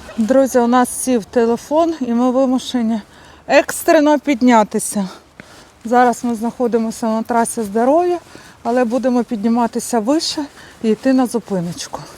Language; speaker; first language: Ukrainian; native; Ukrainian